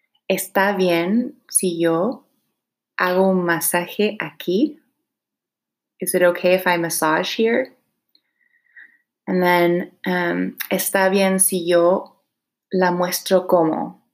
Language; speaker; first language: Spanish; non-native, fluent; English